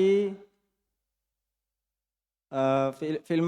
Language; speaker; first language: Arabic; non-native, learner; Indonesian